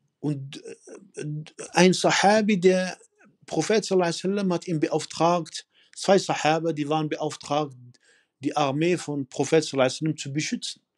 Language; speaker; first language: German; non-native, fluent; Arabic